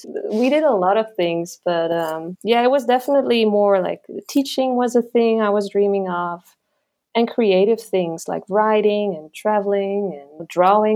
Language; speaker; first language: English; non-native, fluent; Dutch